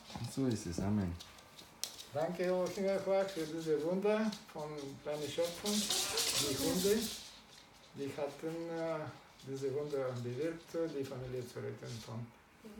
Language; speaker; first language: German; non-native, learner; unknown